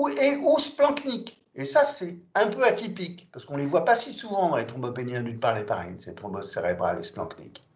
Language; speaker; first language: French; native; French